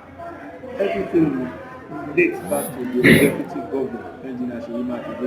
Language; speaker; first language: English; non-native, local second language; Yoruba